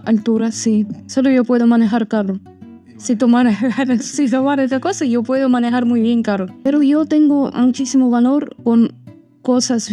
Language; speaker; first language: Spanish; non-native, learner; Armenian